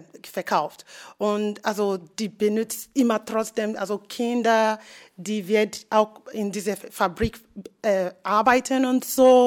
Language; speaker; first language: German; non-native, learner; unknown